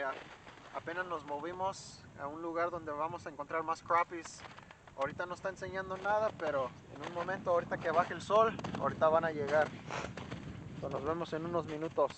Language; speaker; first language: Spanish; early bilingual, heritage; Spanish